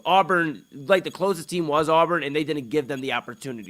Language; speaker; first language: English; native; English